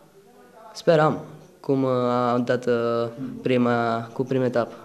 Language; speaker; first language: Romanian; non-native, learner; Italian